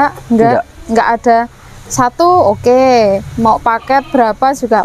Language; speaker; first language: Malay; non-native, local second language; Javanese